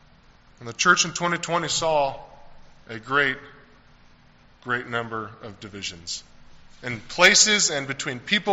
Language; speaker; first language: English; native; English